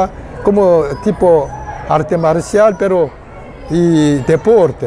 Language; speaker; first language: Spanish; non-native, learner; Korean